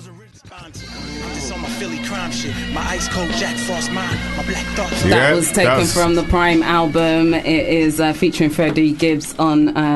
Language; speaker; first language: English; native; English